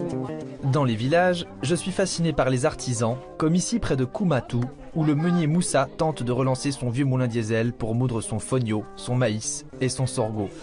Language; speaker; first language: French; native; French